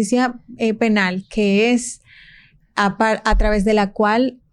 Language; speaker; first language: Spanish; native; Spanish